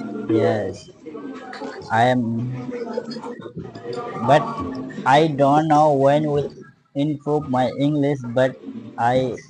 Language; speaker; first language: English; non-native, learner; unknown